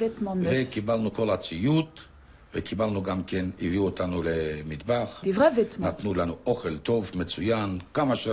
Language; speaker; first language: Hebrew; non-native, fluent; Polish